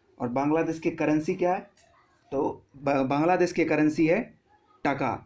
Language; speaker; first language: Hindi; non-native, local second language; Bangla